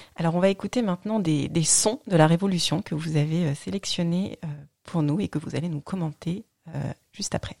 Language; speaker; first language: French; native; French